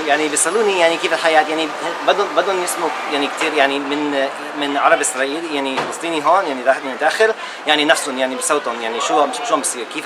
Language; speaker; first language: Arabic; non-native, learner; English